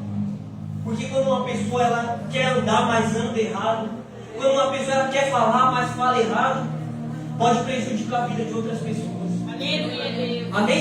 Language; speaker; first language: Portuguese; native; Portuguese